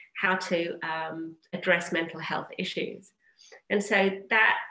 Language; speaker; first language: English; native; English